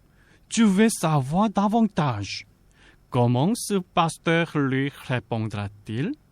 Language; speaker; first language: French; non-native, fluent; Korean